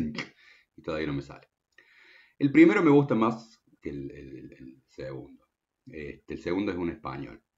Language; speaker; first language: Spanish; native; Spanish